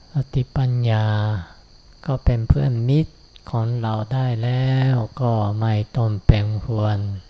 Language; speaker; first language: Thai; non-native, fluent; Japanese